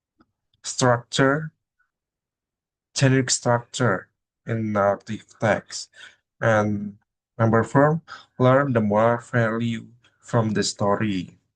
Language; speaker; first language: English; non-native, learner; Indonesian